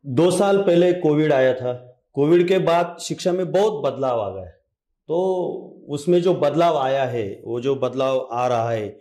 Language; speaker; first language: Hindi; non-native, local second language; Marathi